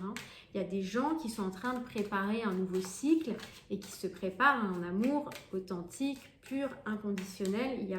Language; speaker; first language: French; native; French